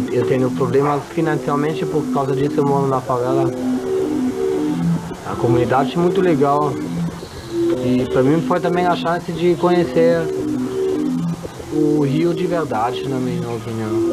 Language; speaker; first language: Portuguese; non-native, fluent; German